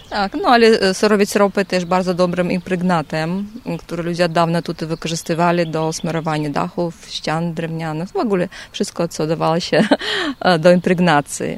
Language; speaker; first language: Polish; non-native, fluent; Russian